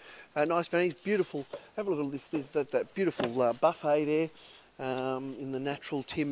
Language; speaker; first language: English; native; English